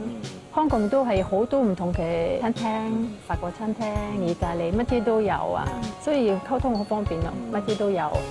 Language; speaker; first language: Cantonese; non-native, fluent; French